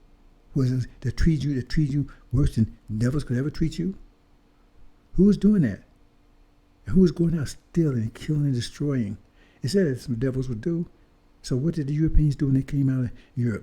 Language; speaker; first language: English; native; English